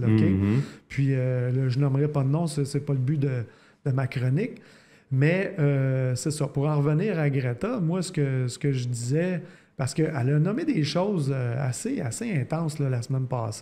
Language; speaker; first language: French; native; French